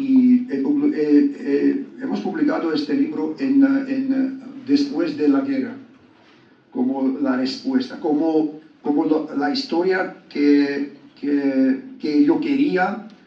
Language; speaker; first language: Spanish; non-native, learner; Georgian